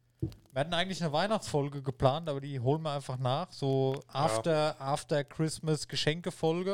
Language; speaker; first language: German; native; German